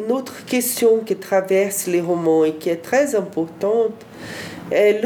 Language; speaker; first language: French; non-native, fluent; Portuguese